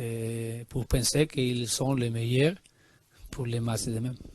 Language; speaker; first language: French; non-native, learner; Spanish